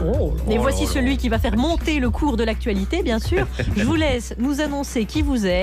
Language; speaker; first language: French; native; French